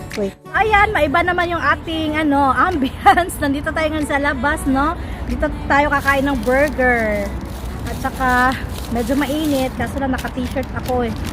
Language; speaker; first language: Filipino; native; Filipino